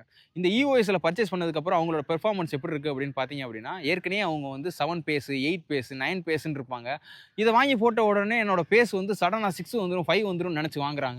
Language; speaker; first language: Tamil; native; Tamil